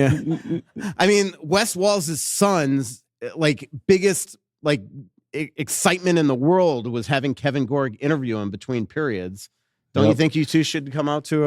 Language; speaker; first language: English; native; English